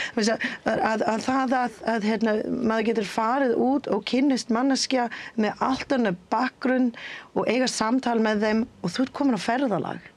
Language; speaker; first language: Icelandic; non-native, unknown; English